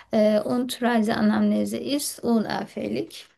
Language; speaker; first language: German; non-native, learner; Turkish